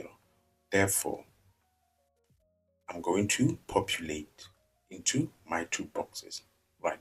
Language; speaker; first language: English; non-native, local second language; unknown